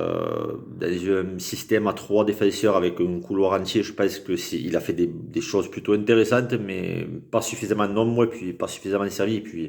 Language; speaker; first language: French; native; French